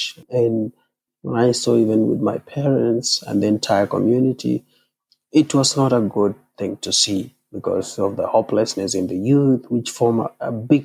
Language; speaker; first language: English; non-native, local second language; Kalenjin